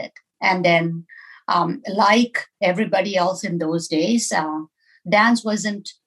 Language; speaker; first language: English; non-native, local second language; Tamil